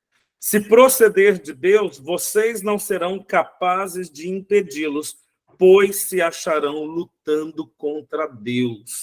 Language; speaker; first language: Portuguese; native; Portuguese